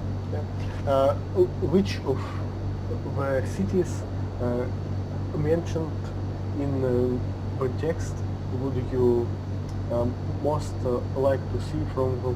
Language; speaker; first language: English; non-native, learner; Russian